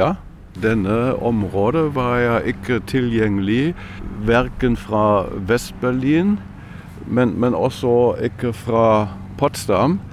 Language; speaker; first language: Norwegian; non-native, fluent; German